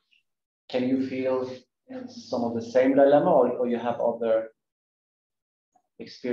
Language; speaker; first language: English; non-native, fluent; Swedish